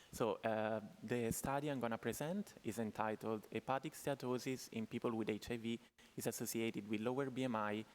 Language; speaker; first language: English; non-native, fluent; Italian